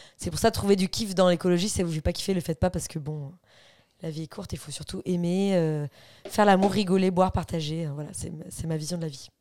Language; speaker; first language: French; native; French